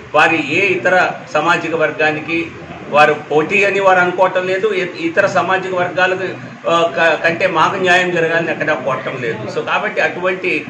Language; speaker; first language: Telugu; native; Telugu